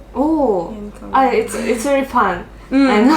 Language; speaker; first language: English; non-native, fluent; Russian